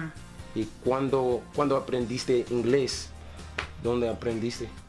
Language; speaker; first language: Spanish; non-native, learner; English